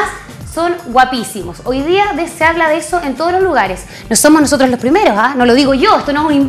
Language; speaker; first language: Spanish; native; Spanish